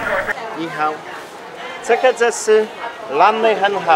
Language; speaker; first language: Chinese; non-native, learner; Polish